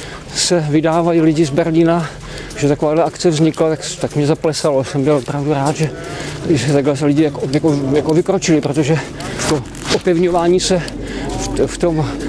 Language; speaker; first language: Czech; native; Czech